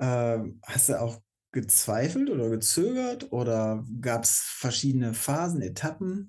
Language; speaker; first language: German; native; German